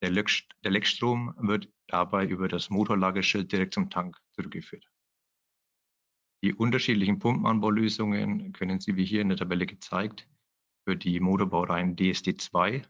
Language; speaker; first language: German; native; German